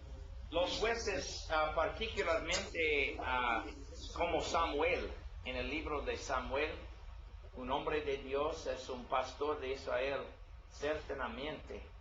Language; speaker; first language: Spanish; non-native, learner; English